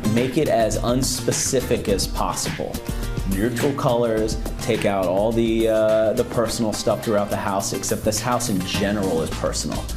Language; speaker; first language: English; native; English